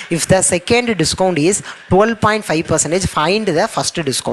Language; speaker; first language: English; non-native, local second language; Tamil